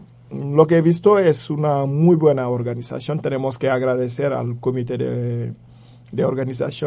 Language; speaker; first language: Spanish; non-native, fluent; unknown